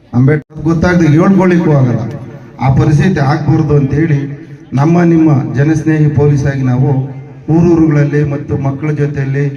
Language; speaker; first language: Kannada; non-native, local second language; Telugu